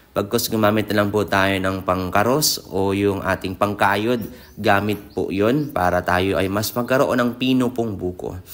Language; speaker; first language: Filipino; non-native, local second language; Bikol